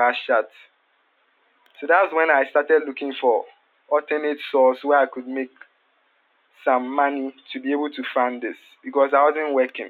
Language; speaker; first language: English; non-native, local second language; Akan